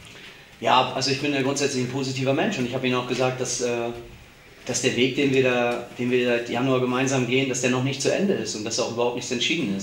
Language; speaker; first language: German; native; German